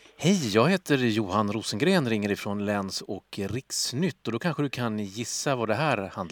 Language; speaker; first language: Swedish; native; Swedish